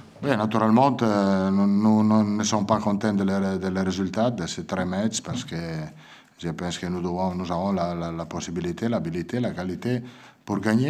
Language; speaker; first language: French; non-native, learner; Italian